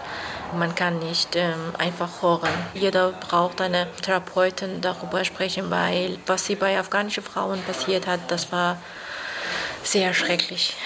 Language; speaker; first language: German; non-native, fluent; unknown